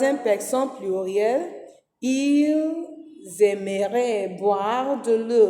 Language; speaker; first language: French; non-native, fluent; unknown